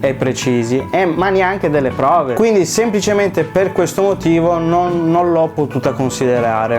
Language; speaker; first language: Italian; native; Italian